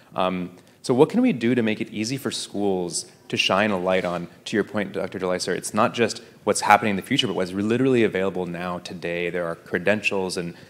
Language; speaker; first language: English; native; English